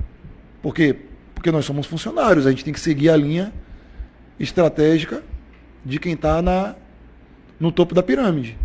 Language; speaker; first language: Portuguese; native; Portuguese